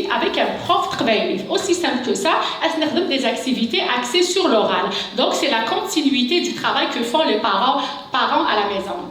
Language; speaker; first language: French; non-native, local second language; Kabyle